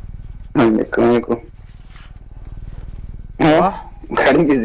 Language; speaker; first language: Portuguese; native; Portuguese